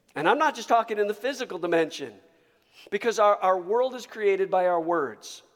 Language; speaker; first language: English; native; English